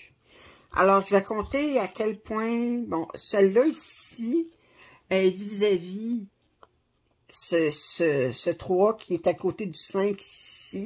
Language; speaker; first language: French; native; French